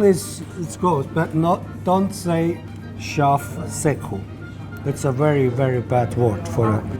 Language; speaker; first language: English; non-native, learner; German